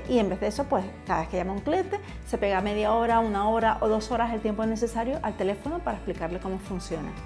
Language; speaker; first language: Spanish; native; Spanish